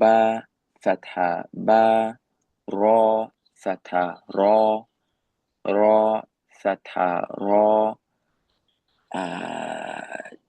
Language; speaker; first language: Arabic; non-native, learner; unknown